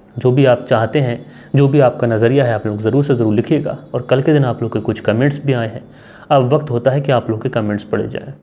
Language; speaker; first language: Hindi; native; Hindi